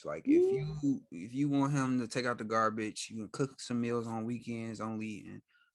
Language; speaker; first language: English; native; English